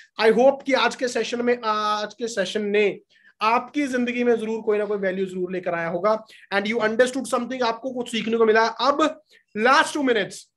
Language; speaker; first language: Hindi; non-native, local second language; Punjabi